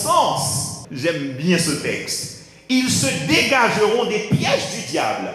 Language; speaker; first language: French; non-native, local second language; Haitian Creole